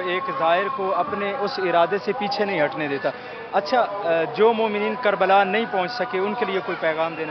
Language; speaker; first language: Urdu; native; Urdu